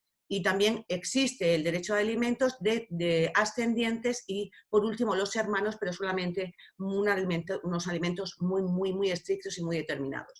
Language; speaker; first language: Spanish; native; Spanish